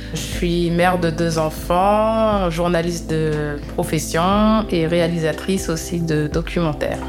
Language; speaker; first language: French; native; French